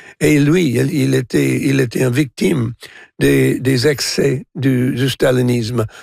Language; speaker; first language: French; non-native, local second language; English